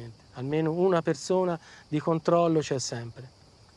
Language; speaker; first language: Italian; native; Italian